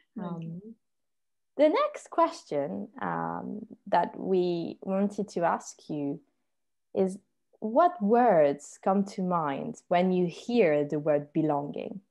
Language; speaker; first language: English; non-native, fluent; French